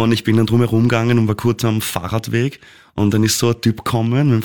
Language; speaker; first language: German; native; German